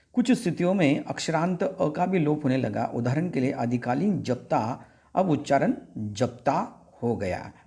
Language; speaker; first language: Hindi; non-native, local second language; Marathi